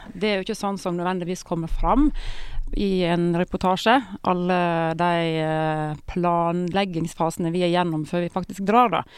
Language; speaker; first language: Norwegian; native; Norwegian